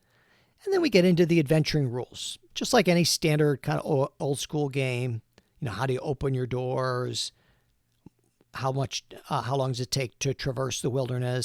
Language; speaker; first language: English; native; English